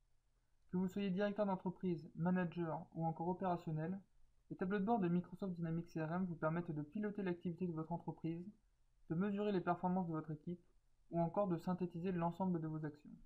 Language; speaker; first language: French; native; French